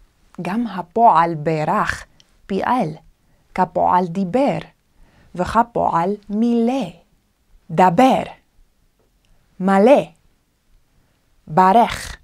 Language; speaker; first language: Hebrew; non-native, fluent; Korean